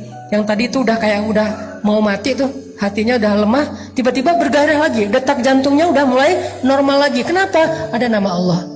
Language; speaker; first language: Indonesian; native; Indonesian